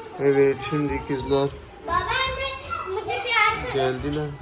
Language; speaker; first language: Turkish; non-native, learner; Urdu